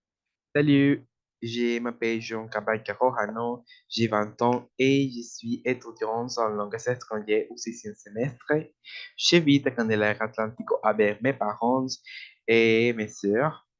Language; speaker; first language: French; non-native, learner; Spanish